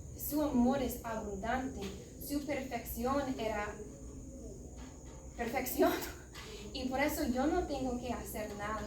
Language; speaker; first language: Spanish; non-native, learner; English